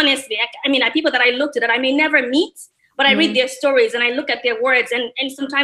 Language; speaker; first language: English; non-native, local second language; Yoruba